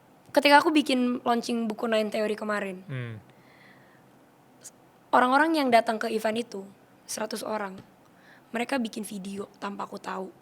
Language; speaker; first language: Indonesian; native; Indonesian